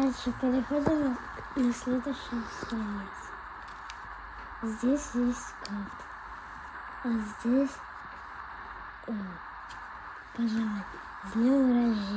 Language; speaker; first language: Russian; early bilingual, other home language; Armenian